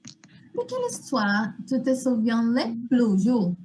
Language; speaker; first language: French; non-native, learner; Portuguese